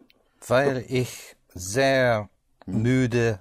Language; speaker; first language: German; non-native, learner; English